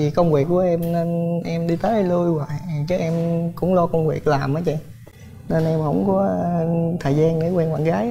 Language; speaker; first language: Vietnamese; native; Vietnamese